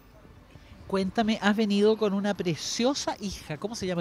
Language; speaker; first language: Spanish; native; Spanish